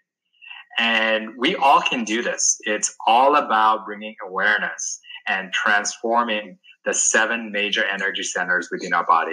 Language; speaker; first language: English; non-native, local second language; Sinhala